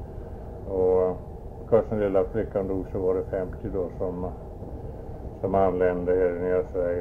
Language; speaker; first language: Swedish; early bilingual, heritage; Swedish